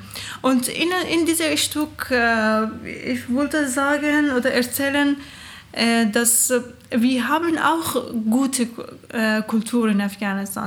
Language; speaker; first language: German; non-native, learner; Persian